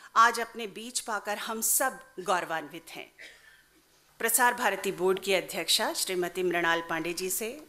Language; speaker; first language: Hindi; native; Hindi